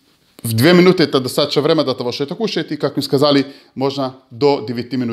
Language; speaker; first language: Russian; early bilingual, heritage; Hebrew